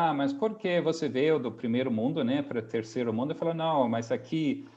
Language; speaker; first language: Portuguese; non-native, fluent; English